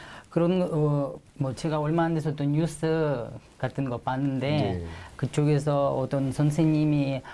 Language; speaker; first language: Korean; non-native, learner; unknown